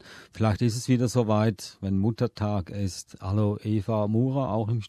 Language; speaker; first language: German; native; German